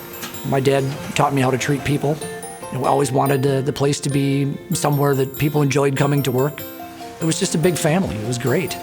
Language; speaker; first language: English; native; English